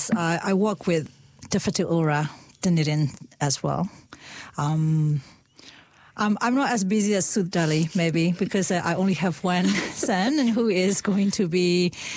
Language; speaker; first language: English; non-native, fluent; Burmese